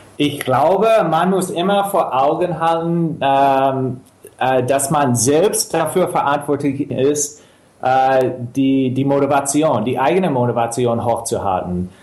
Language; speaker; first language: German; non-native, fluent; English